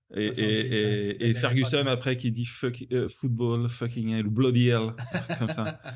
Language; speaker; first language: French; native; French